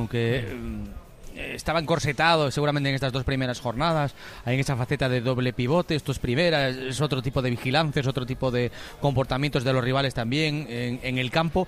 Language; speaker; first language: Spanish; native; Spanish